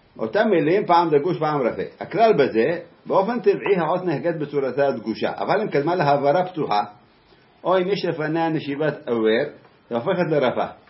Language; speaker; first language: Hebrew; native; Hebrew